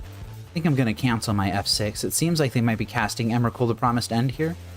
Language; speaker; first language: English; native; English